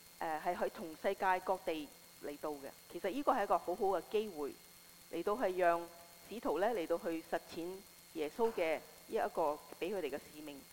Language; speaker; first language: Chinese; non-native, local second language; Cantonese